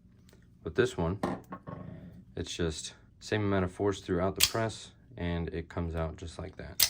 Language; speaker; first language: English; native; English